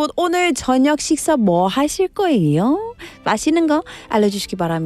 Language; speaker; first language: Korean; non-native, learner; English